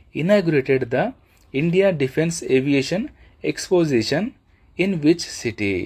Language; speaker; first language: English; non-native, local second language; Telugu